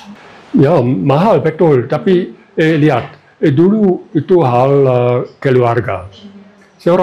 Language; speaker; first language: Indonesian; non-native, fluent; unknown